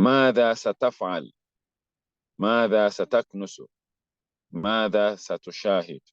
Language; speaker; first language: Arabic; non-native, fluent; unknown